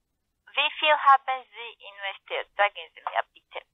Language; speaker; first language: German; non-native, learner; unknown